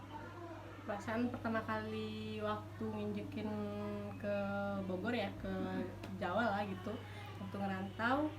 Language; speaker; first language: Indonesian; non-native, local second language; Minangkabau